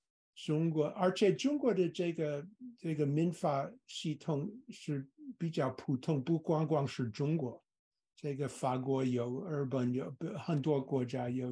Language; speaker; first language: Chinese; non-native, fluent; English